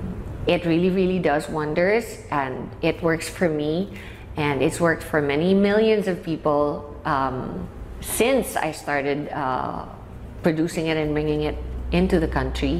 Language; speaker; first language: English; non-native, local second language; Filipino